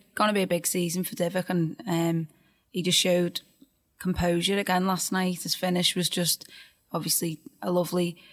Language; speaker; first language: English; native; English